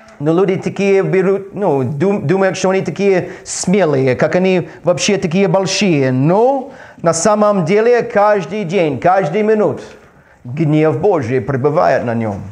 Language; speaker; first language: Russian; non-native, learner; English